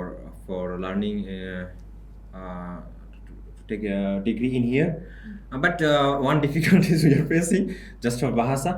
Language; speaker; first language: English; non-native, local second language; Bangla